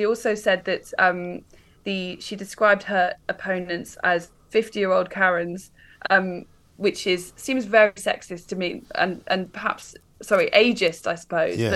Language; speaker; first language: English; native; English